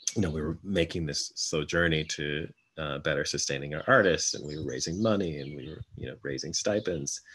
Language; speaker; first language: English; native; English